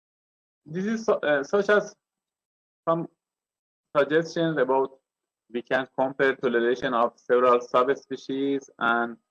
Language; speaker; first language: English; non-native, learner; Persian